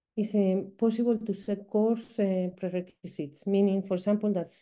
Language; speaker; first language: English; non-native, fluent; Spanish